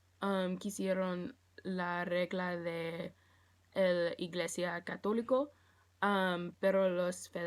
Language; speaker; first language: Spanish; non-native, learner; English